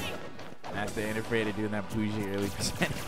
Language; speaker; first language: English; native; English